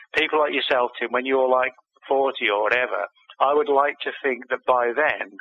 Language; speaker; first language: English; native; English